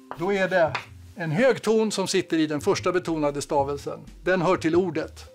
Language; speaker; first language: Swedish; native; Swedish